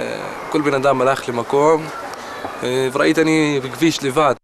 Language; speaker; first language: Hebrew; non-native, local second language; Arabic